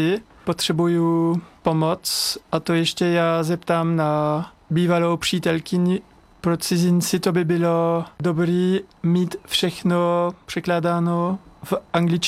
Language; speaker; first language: Czech; non-native, fluent; French